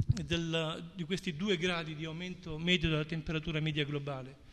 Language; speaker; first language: Italian; native; Italian